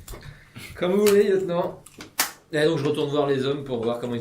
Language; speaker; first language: French; native; French